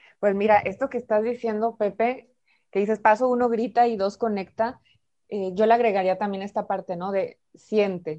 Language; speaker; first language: Spanish; native; Spanish